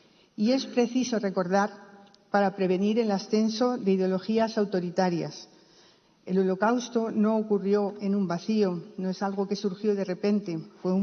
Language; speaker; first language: Spanish; native; Spanish